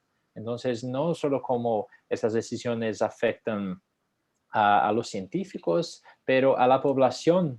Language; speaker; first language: Spanish; non-native, fluent; Portuguese